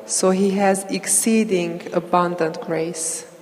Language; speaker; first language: English; non-native, fluent; Hungarian